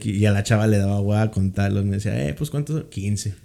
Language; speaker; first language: Spanish; early bilingual, heritage; Spanish